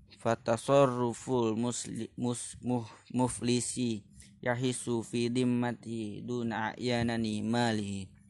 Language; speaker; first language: Arabic; non-native, learner; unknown